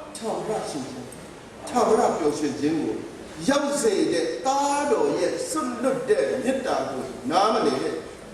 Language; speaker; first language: Burmese; non-native, local second language; Kachin